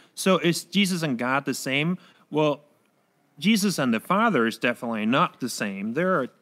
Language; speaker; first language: English; non-native, fluent; Danish